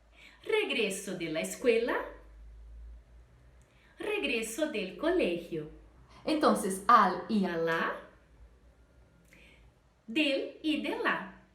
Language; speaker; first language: Spanish; non-native, fluent; Portuguese